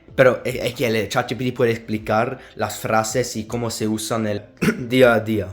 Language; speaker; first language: Spanish; non-native, learner; Azerbaijani